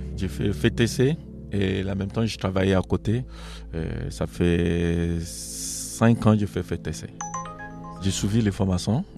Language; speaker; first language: French; non-native, learner; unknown